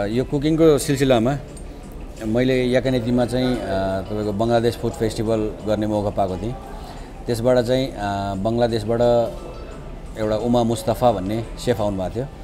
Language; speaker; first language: Nepali; native; Nepali